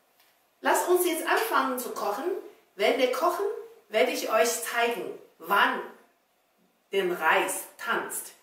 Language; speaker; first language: German; non-native, learner; Chinese